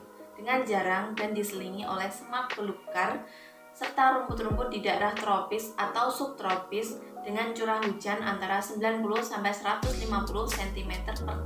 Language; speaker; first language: Indonesian; native; Indonesian